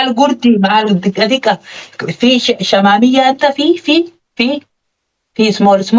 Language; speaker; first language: Arabic; non-native, learner; Oromo